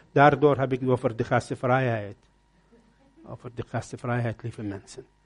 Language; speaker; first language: Dutch; non-native, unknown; Arabic